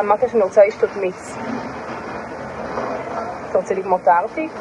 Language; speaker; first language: Hebrew; native; Hebrew